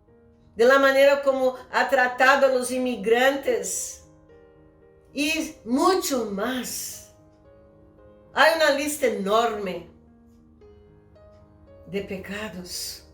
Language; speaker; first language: Spanish; non-native, fluent; Portuguese